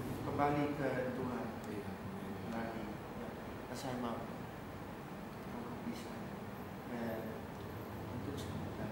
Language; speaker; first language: Indonesian; early bilingual, heritage; Dutch